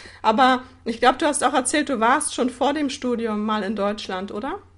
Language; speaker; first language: German; native; German